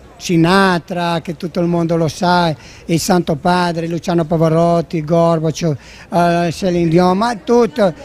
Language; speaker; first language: Italian; native; Italian